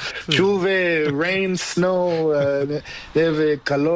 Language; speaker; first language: Spanish; non-native, learner; Portuguese